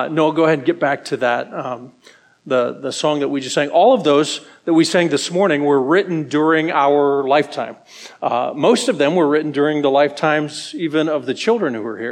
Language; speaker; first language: English; native; English